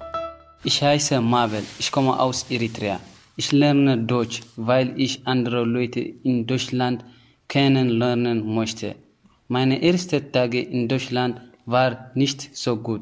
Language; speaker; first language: German; non-native, learner; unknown